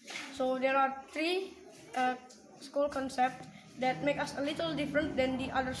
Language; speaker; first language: English; non-native, learner; Indonesian